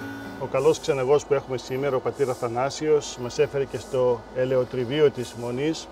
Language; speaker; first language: Greek; native; Greek